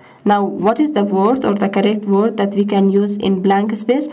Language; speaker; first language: English; non-native, fluent; Persian